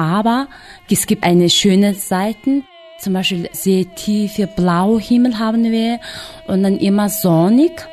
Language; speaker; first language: German; non-native, fluent; Mongolian